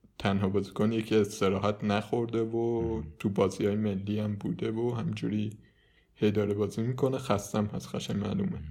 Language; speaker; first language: Persian; native; Persian